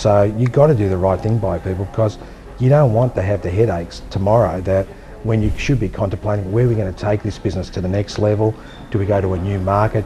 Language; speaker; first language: English; native; English